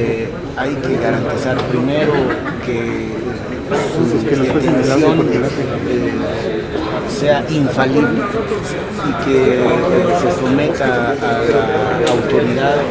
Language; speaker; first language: Spanish; native; Spanish